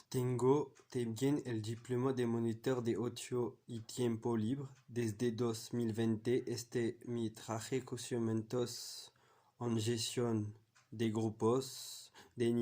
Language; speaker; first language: Spanish; non-native, learner; French